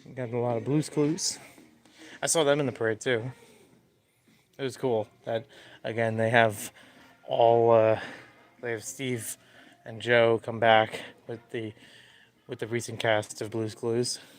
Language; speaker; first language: English; native; English